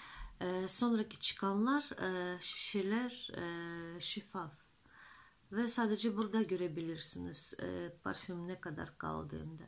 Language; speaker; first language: Turkish; non-native, fluent; Russian